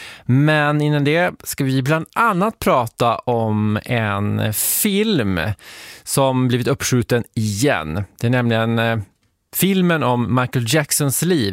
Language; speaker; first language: Swedish; native; Swedish